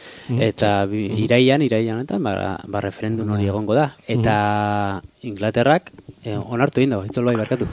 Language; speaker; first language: Basque; native; Basque